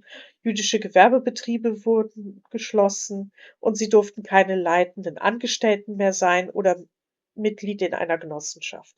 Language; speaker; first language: German; native; German